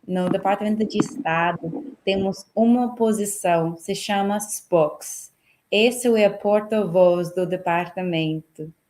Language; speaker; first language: Portuguese; non-native, fluent; English